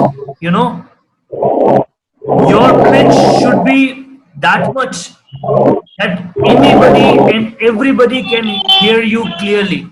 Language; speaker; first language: English; non-native, local second language; Hindi